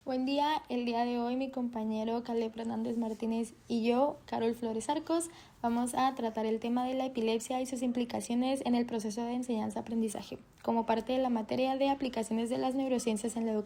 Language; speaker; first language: Spanish; native; Spanish